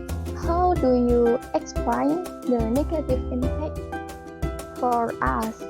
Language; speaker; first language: English; non-native, learner; Indonesian